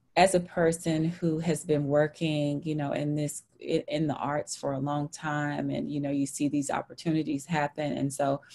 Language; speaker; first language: English; native; English